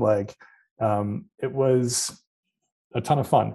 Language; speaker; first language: English; native; English